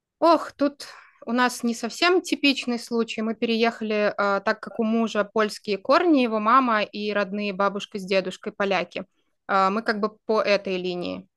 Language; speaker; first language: Russian; native; Russian